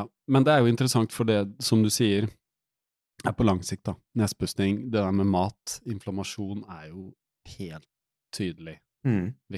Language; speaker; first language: Norwegian; native; Norwegian